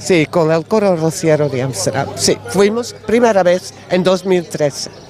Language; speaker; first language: Spanish; non-native, learner; Dutch